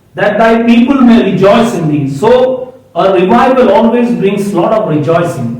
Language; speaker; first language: English; non-native, local second language; Hindi